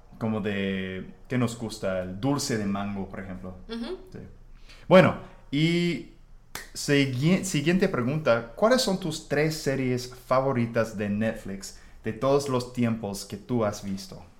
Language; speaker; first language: Spanish; non-native, fluent; English